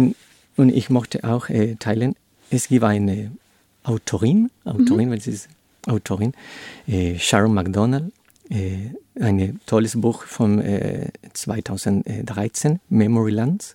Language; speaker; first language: German; non-native, learner; Spanish